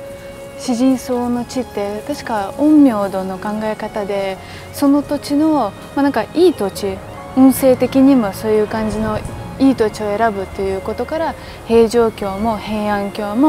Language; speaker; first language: Japanese; non-native, fluent; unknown